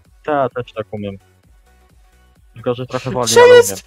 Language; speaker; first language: Polish; native; Polish